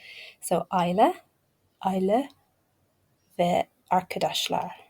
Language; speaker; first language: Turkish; non-native, learner; English